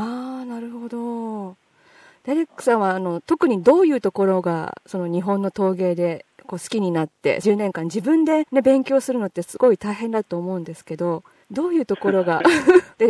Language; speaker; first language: Japanese; native; Japanese